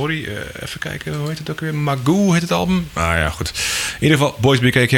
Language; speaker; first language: Dutch; native; Dutch